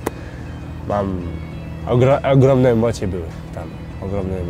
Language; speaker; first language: Polish; early bilingual, heritage; French